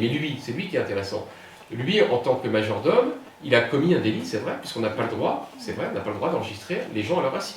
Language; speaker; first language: French; native; French